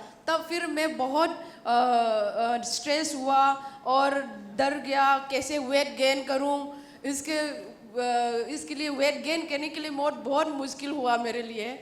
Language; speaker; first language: Hindi; non-native, local second language; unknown